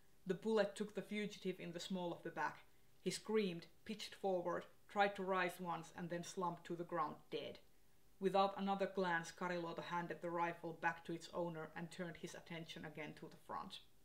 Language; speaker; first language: English; non-native, fluent; Finnish